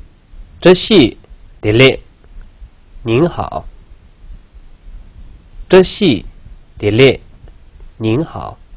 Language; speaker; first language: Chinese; non-native, local second language; Tibetan